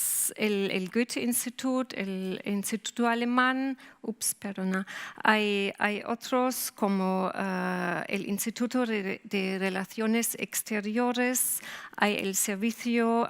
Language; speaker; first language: Spanish; non-native, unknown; German